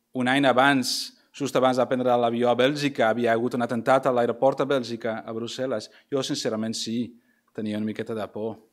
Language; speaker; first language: Catalan; non-native, fluent; English